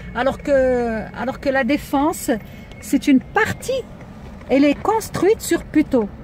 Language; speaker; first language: French; non-native, local second language; Arabic